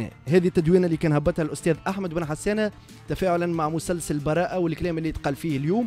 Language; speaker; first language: Arabic; native; Arabic